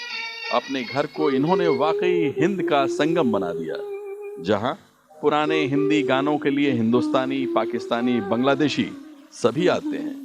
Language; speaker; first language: Hindi; native; Hindi